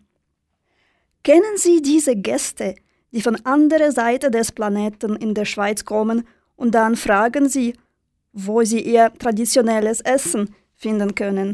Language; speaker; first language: German; non-native, fluent; Russian